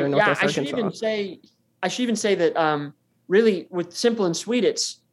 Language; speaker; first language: English; native; English